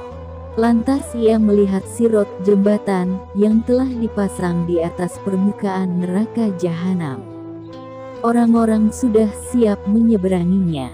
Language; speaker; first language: Indonesian; native; Indonesian